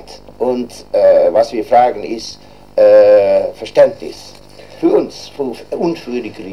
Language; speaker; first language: German; non-native, learner; Dutch